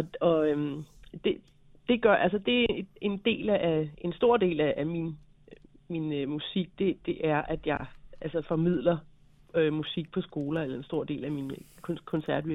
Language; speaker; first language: Danish; native; Danish